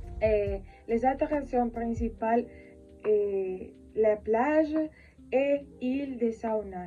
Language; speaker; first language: French; non-native, learner; Spanish